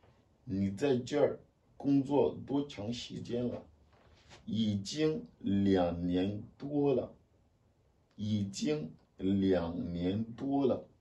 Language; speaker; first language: Chinese; non-native, learner; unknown